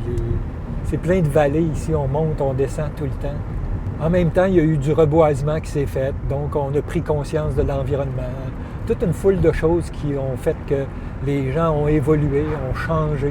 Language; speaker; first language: French; native; French